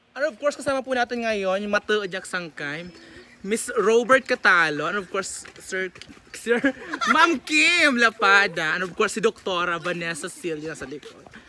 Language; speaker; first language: Filipino; non-native, local second language; Waray